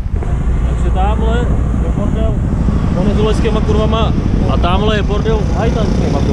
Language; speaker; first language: Spanish; non-native, learner; Czech